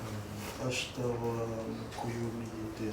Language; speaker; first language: Japanese; non-native, learner; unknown